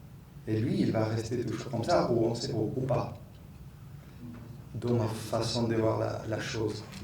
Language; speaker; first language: French; non-native, fluent; Spanish